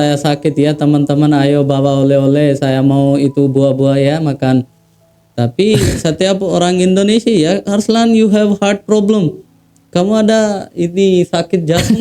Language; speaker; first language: Indonesian; non-native, learner; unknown